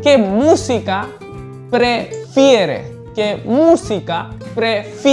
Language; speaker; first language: Spanish; non-native, learner; Hindi